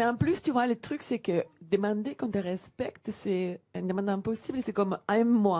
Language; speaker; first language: French; native; French